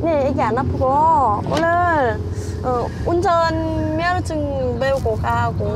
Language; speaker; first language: Korean; non-native, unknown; Vietnamese